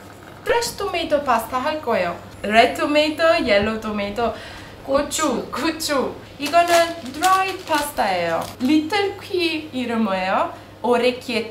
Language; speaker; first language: Korean; non-native, learner; Italian